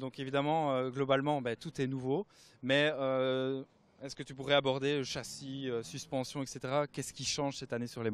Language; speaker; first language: French; native; French